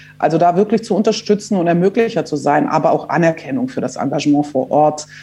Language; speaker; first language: German; early bilingual, other home language; Croatian